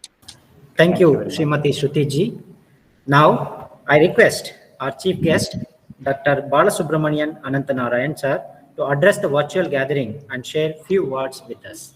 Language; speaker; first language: English; non-native, local second language; Kannada